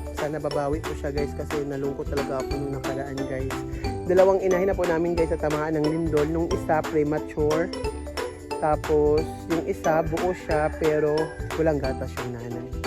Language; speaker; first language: Filipino; non-native, local second language; Cebuano